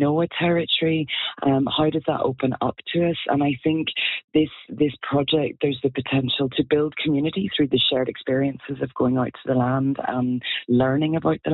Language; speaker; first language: English; native; English